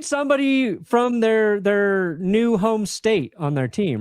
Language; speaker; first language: English; native; English